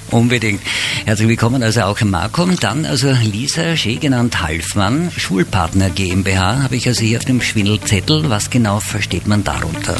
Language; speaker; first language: German; native; German